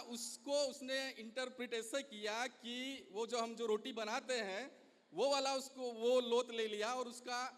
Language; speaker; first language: Hindi; non-native, local second language; Gujarati